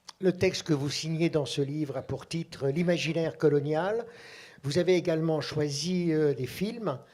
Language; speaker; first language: French; native; French